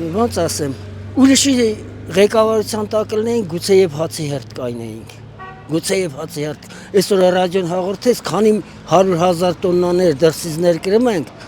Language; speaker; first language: Armenian; native; Armenian